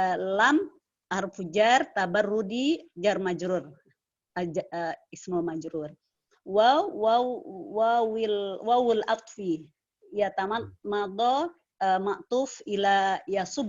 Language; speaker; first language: Arabic; non-native, learner; Indonesian